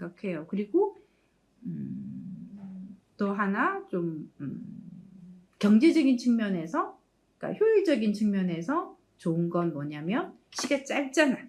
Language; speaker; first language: Korean; native; Korean